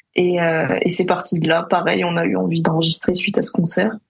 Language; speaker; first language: French; native; French